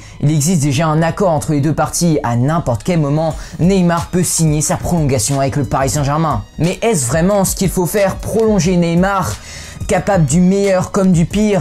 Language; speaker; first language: French; native; French